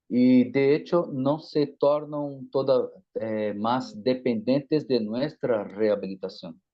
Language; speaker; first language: Spanish; non-native, fluent; Portuguese